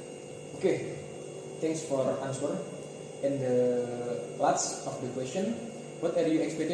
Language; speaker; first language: English; non-native, learner; Indonesian